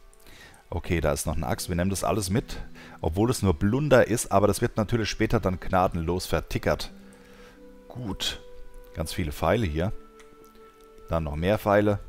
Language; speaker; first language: German; native; German